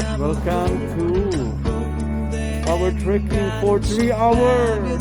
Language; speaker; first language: English; non-native, learner; Thai